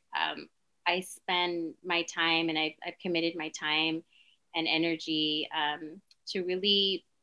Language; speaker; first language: English; native; English